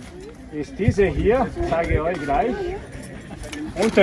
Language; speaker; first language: German; non-native, fluent; Italian